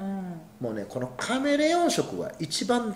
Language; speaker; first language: Japanese; native; Japanese